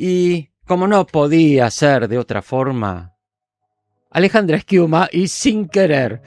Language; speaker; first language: Spanish; native; Spanish